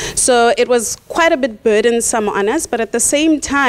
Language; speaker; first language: English; non-native, local second language; Tswana